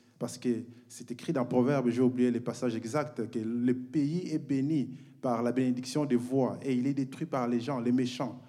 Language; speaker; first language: French; non-native, local second language; Lingala